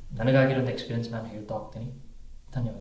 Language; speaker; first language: Kannada; native; Kannada